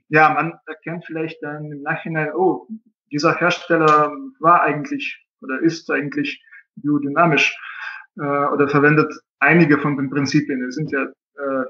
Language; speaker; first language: German; non-native, fluent; Russian